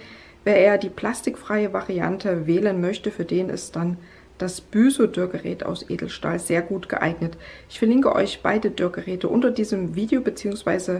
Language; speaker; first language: German; native; German